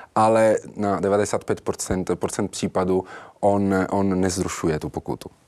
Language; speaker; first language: Czech; non-native, learner; Italian